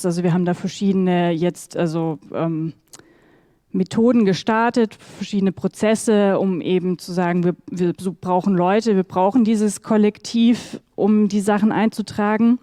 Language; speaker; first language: German; native; German